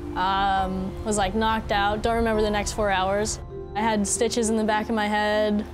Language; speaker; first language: English; native; English